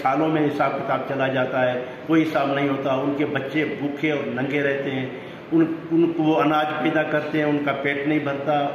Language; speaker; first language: Urdu; non-native, local second language; Sindhi